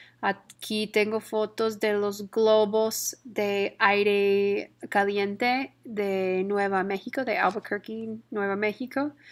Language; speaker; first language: Spanish; non-native, fluent; English